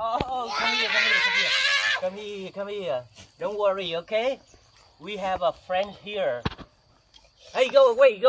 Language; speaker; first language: English; non-native, learner; Vietnamese